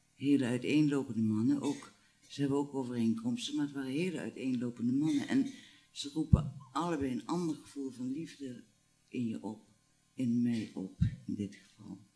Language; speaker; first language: Dutch; native; Dutch